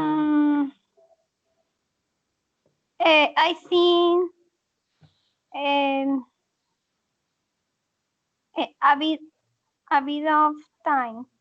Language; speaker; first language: English; non-native, learner; Spanish